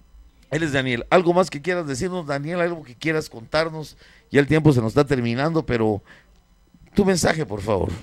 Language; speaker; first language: Spanish; native; Spanish